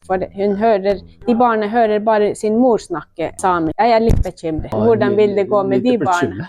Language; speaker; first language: Norwegian; non-native, local second language; Northern Sami